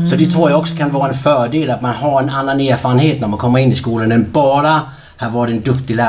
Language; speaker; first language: Swedish; non-native, fluent; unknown